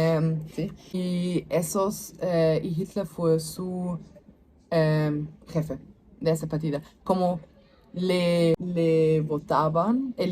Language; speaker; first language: Spanish; non-native, learner; German